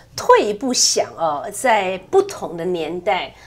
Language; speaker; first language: Chinese; non-native, local second language; Min Nan Chinese